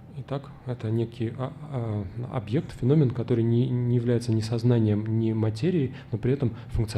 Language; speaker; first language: Russian; native; Russian